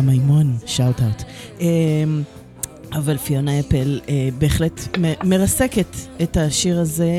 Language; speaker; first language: Hebrew; native; Hebrew